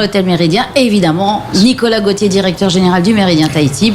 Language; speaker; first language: French; native; French